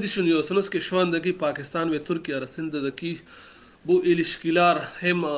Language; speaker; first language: Turkish; non-native, learner; Urdu